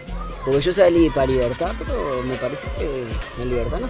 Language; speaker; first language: Spanish; native; Spanish